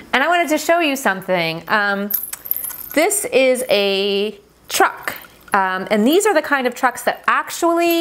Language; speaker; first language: English; non-native, fluent; Persian